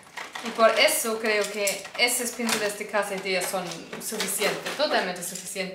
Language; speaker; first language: Spanish; non-native, learner; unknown